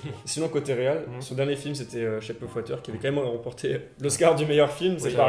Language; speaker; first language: French; native; French